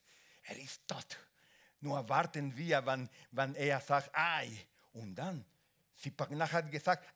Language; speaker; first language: German; non-native, learner; Spanish